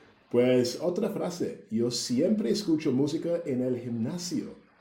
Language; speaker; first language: Spanish; native; Spanish